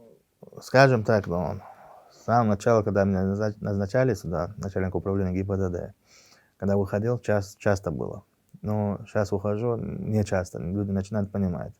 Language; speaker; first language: Russian; non-native, local second language; Chechen